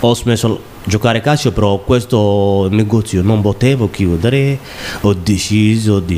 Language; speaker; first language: Italian; non-native, learner; Somali